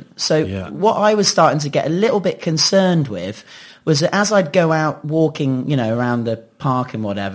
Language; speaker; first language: English; native; English